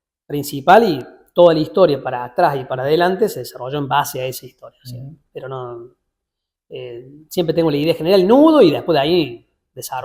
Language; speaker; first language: Spanish; native; Spanish